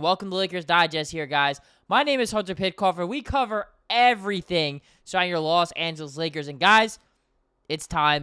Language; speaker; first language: English; native; English